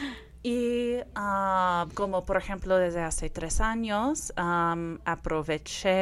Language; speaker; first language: Spanish; non-native, fluent; English